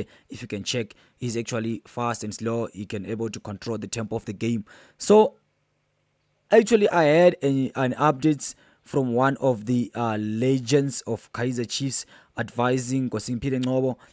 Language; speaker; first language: English; non-native, local second language; Zulu